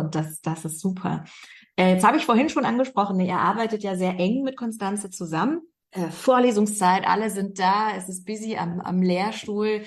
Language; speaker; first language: German; native; German